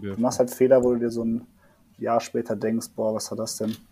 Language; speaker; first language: German; native; German